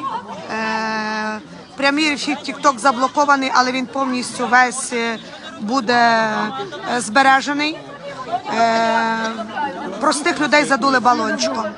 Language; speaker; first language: Ukrainian; native; Ukrainian